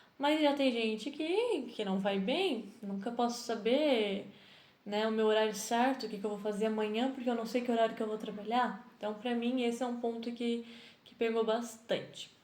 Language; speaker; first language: Portuguese; native; Portuguese